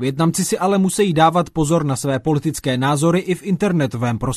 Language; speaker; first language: Czech; native; Czech